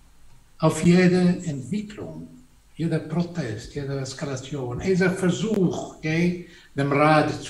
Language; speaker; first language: German; non-native, fluent; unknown